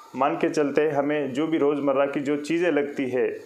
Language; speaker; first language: Hindi; non-native, local second language; Marathi